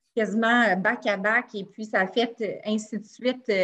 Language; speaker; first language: French; native; French